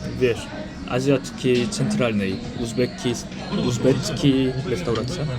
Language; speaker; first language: Polish; non-native, learner; Korean